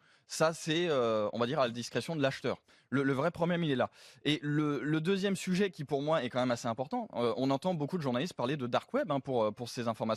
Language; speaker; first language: French; native; French